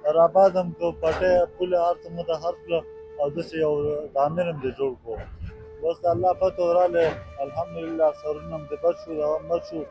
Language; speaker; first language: Pashto; native; Pashto